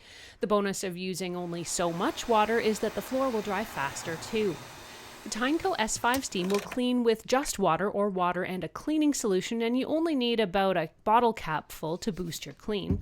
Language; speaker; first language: English; native; English